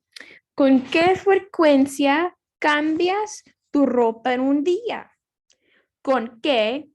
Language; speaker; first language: Spanish; non-native, learner; English